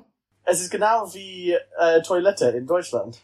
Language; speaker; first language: German; non-native, learner; English